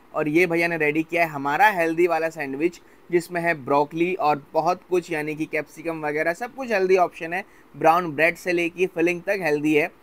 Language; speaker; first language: Hindi; non-native, local second language; Gujarati